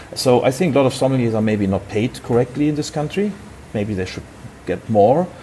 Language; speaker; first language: English; non-native, fluent; German